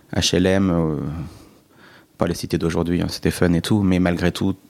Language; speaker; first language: French; native; French